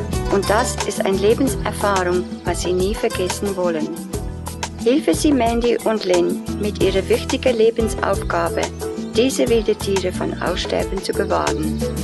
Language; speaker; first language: German; non-native, fluent; Afrikaans